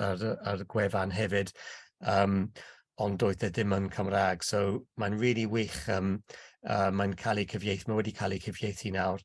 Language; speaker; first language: Welsh; non-native, local second language; English